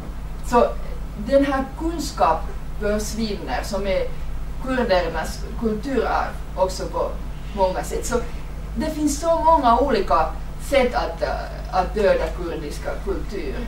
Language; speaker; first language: Swedish; non-native, fluent; Finnish